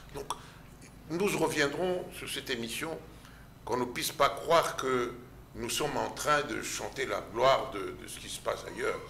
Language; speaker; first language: French; non-native, local second language; Lingala